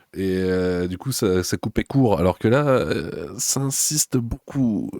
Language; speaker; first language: French; native; French